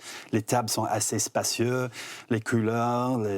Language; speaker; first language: French; non-native, fluent; English